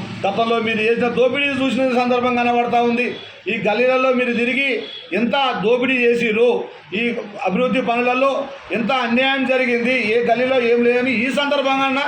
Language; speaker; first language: Telugu; native; Telugu